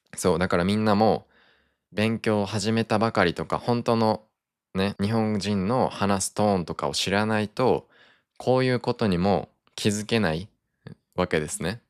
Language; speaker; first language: Japanese; native; Japanese